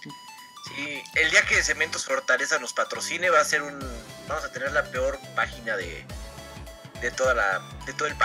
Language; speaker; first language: Spanish; native; Spanish